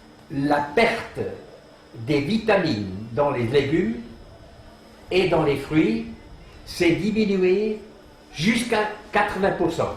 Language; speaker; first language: French; non-native, fluent; German